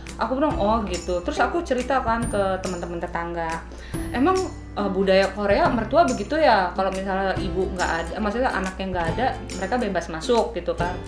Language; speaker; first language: Indonesian; native; Indonesian